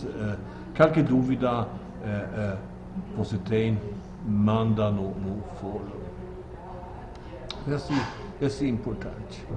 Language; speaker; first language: Portuguese; non-native, learner; Swedish